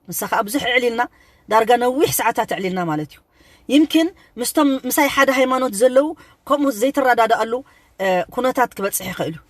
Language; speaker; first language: Tigrinya; native; Tigrinya